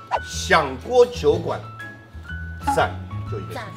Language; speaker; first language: Chinese; native; Chinese